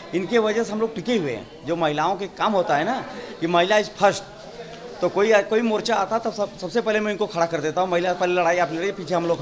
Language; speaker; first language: Hindi; native; Hindi